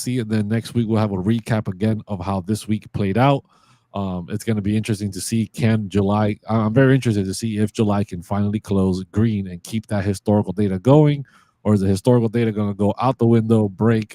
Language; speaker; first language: English; native; English